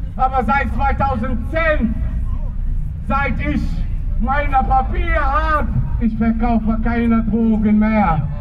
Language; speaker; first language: German; non-native, learner; Arabic